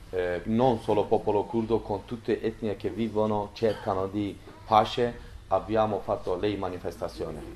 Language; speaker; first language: Italian; non-native, learner; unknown